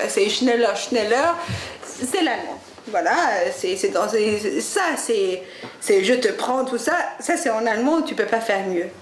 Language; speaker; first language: French; early bilingual, other home language; Persian